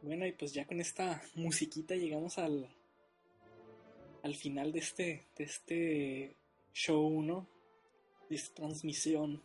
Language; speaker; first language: Spanish; native; Spanish